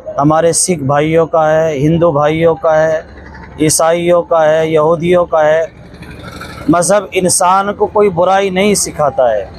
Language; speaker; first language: Urdu; non-native, local second language; Punjabi